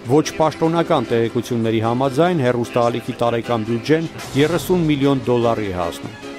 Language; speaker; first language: Armenian; native; Armenian